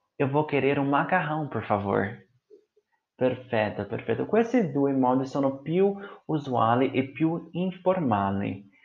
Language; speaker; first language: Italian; non-native, fluent; Portuguese